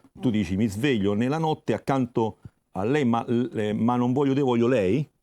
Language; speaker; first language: Italian; native; Italian